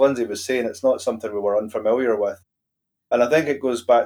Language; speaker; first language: English; native; English